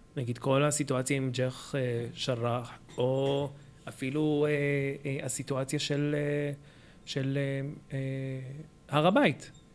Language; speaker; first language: Hebrew; early bilingual, other home language; Arabic